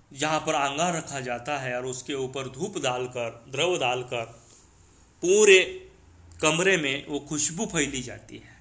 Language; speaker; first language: Hindi; non-native, local second language; Marathi